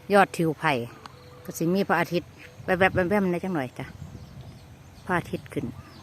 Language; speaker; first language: Thai; native; Thai